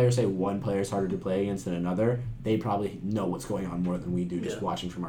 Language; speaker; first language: English; native; English